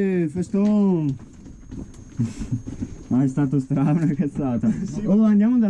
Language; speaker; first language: Italian; native; Italian